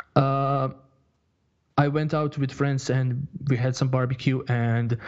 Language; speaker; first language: English; non-native, fluent; Croatian